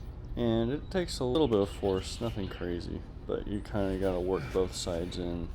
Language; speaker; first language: English; native; English